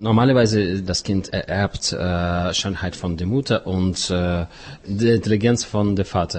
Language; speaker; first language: German; non-native, fluent; Russian